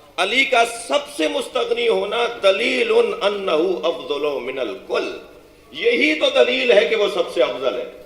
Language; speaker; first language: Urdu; non-native, local second language; Sindhi